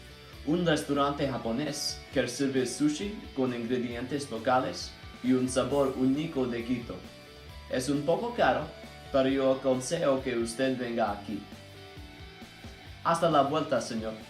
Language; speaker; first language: Spanish; non-native, learner; English